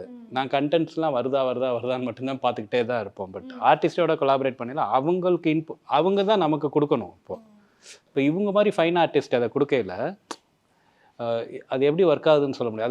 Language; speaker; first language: Tamil; native; Tamil